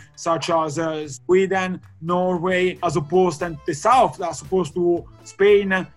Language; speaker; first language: English; non-native, fluent; Italian